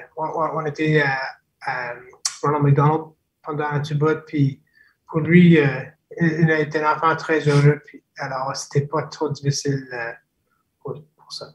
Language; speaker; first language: French; non-native, fluent; English